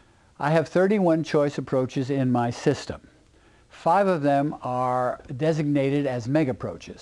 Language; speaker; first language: English; native; English